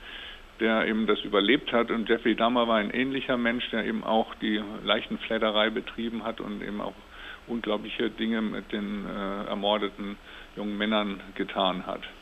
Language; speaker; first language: German; native; German